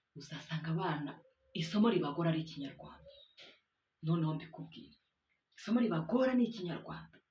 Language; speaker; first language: Kinyarwanda; native; Kinyarwanda